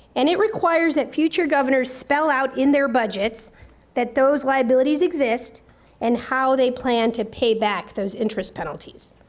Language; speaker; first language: English; native; English